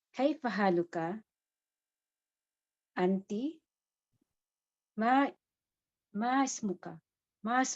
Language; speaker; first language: Arabic; non-native, learner; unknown